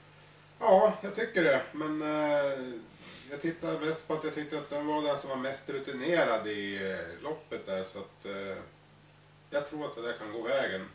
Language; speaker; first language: Swedish; native; Swedish